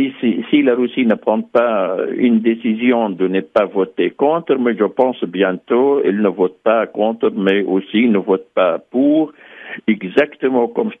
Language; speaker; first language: French; non-native, fluent; Arabic